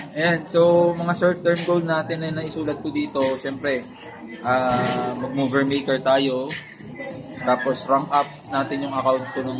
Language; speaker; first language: Filipino; native; Filipino